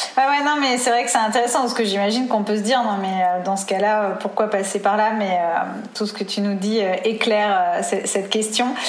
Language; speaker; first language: French; native; French